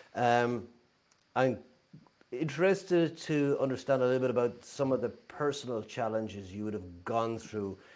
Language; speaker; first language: English; native; English